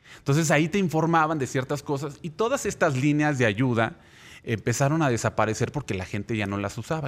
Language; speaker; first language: Spanish; native; Spanish